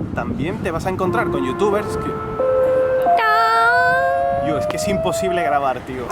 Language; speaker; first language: Spanish; native; Spanish